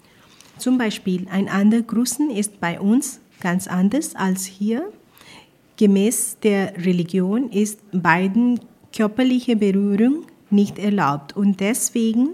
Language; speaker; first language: German; non-native, fluent; Punjabi